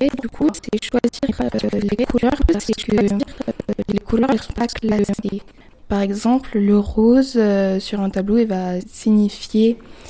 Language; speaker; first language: French; native; French